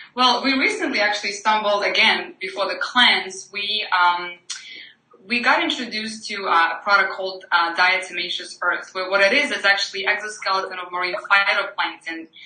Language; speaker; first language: English; non-native, fluent; Ukrainian